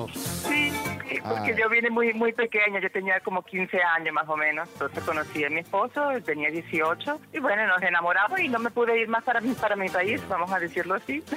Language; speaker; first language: Spanish; native; Spanish